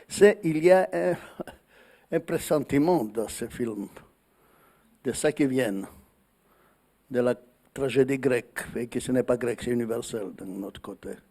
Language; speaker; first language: French; non-native, fluent; Greek